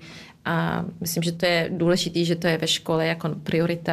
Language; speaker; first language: Czech; early bilingual, heritage; Czech